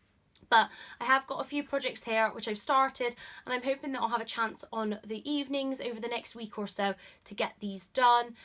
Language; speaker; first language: English; native; English